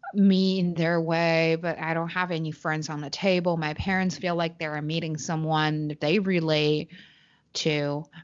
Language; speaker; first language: English; non-native, fluent; Chinese